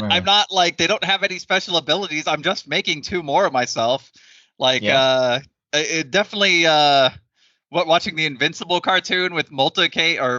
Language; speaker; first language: English; native; English